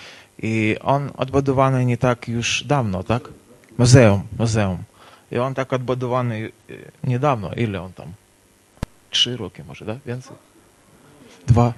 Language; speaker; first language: Polish; non-native, learner; Ukrainian